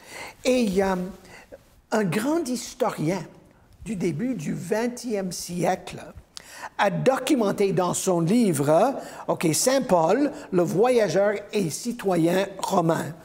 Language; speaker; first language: French; non-native, fluent; English